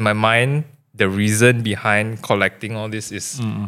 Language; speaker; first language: English; non-native, local second language; Min Nan Chinese